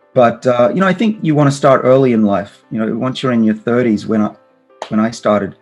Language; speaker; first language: English; native; English